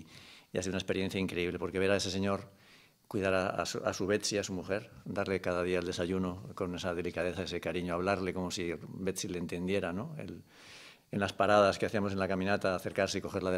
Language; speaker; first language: Spanish; native; Spanish